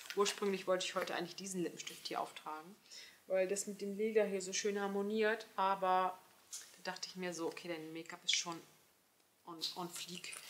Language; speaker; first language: German; early bilingual, other home language; Turkish